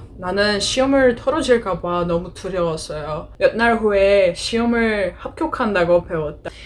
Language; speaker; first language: Korean; non-native, learner; Greek